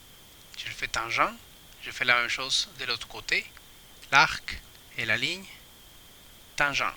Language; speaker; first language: French; non-native, fluent; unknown